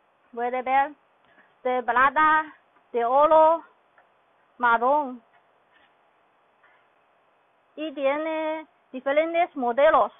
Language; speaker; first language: Spanish; non-native, learner; Chinese